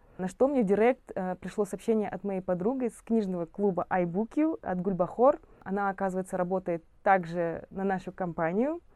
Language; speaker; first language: Russian; non-native, local second language; Kazakh